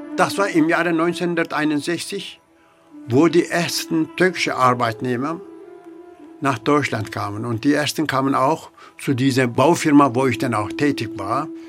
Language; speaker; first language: German; non-native, fluent; Turkish